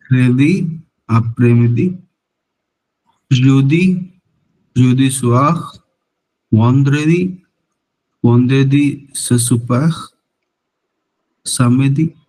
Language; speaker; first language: French; non-native, learner; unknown